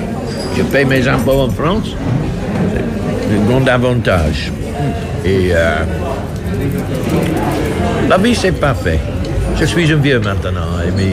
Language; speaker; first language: French; non-native, fluent; English